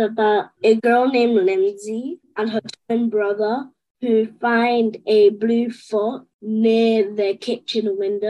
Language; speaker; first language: English; native; English